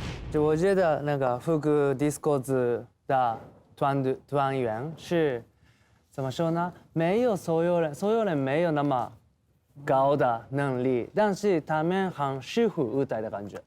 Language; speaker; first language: Chinese; non-native, learner; Japanese